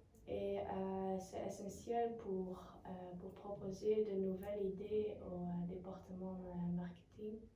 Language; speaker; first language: French; non-native, learner; Dutch